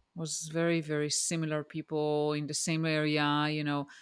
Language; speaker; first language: English; non-native, fluent; Hebrew